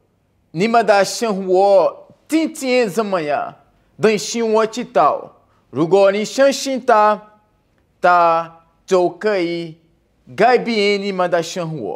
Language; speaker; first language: Chinese; non-native, learner; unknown